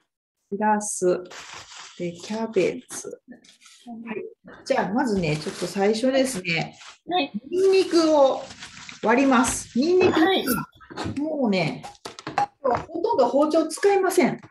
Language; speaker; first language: Japanese; native; Japanese